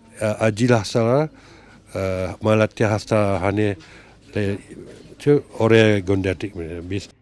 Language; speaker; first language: Turkish; non-native, learner; Malay